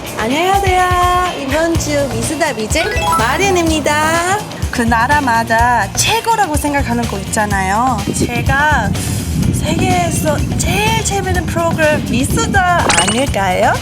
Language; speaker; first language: Korean; non-native, fluent; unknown